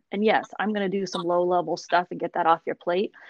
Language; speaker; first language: English; native; English